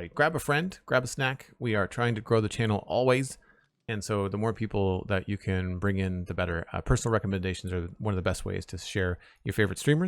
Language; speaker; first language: English; native; English